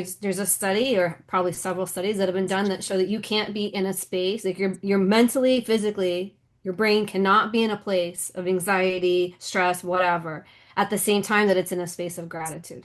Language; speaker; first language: English; native; English